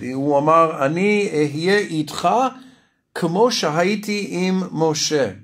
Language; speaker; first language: Hebrew; non-native, fluent; Russian